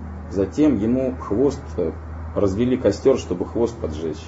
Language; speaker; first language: Russian; native; Russian